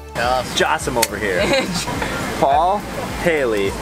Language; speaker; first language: English; native; English